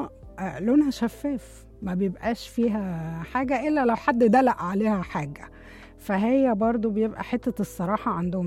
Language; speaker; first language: Arabic; native; Arabic